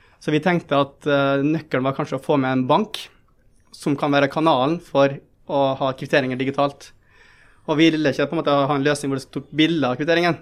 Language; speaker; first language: Norwegian; early bilingual, other home language; Tamil